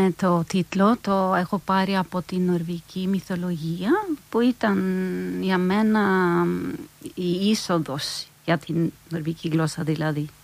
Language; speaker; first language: Greek; non-native, fluent; Norwegian